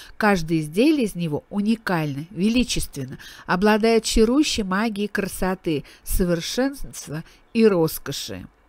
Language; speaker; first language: Russian; native; Russian